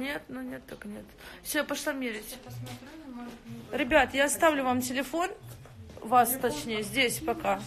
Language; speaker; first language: Russian; native; Russian